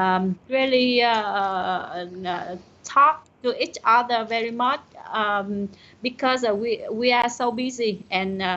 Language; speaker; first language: English; non-native, learner; Vietnamese